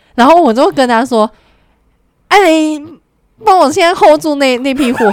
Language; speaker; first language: Chinese; non-native, local second language; Cantonese